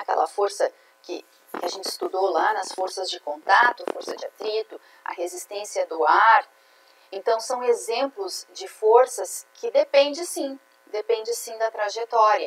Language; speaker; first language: Portuguese; native; Portuguese